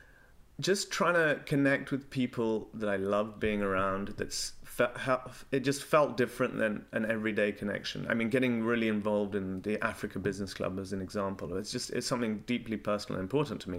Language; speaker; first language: English; native; English